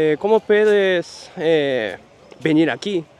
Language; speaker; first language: Spanish; non-native, learner; Japanese